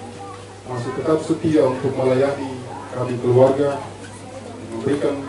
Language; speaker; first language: Indonesian; native; Indonesian